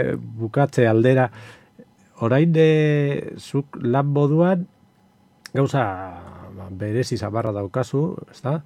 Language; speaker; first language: Basque; native; Basque